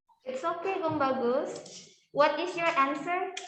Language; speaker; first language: English; non-native, fluent; Indonesian